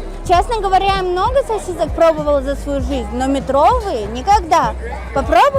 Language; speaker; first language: Russian; native; Russian